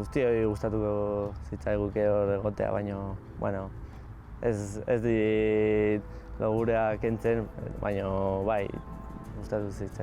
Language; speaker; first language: Basque; non-native, local second language; Spanish